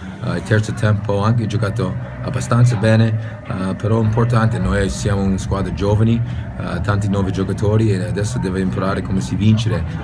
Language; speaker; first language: Italian; non-native, learner; English